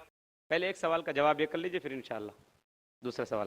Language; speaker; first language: Hindi; native; Hindi